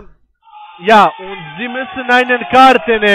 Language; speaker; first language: German; non-native, learner; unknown